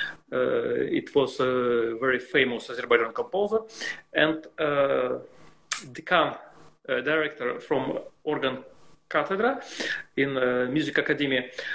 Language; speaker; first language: English; non-native, learner; Russian